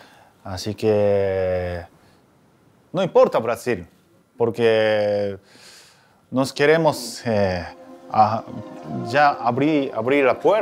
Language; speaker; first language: Spanish; non-native, learner; Japanese